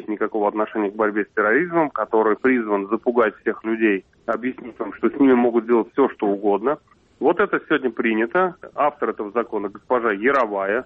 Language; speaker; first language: Russian; native; Russian